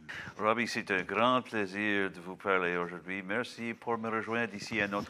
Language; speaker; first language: French; non-native, local second language; English